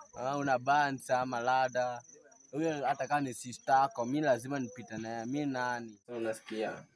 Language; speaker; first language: Swahili; native; Swahili